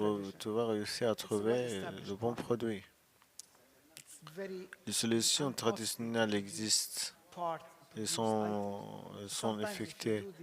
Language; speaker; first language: French; non-native, learner; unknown